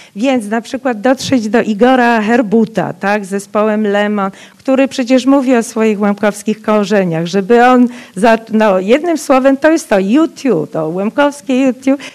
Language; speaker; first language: Polish; non-native, local second language; Rusyn